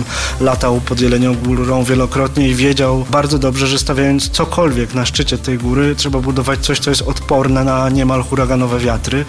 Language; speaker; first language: Polish; native; Polish